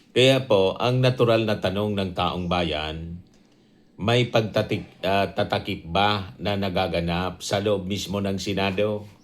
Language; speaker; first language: Filipino; non-native, local second language; Bikol